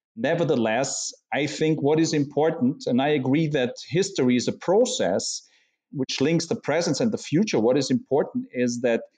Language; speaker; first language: English; non-native, fluent; German